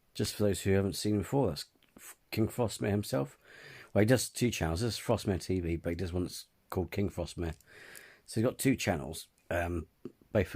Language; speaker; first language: English; native; English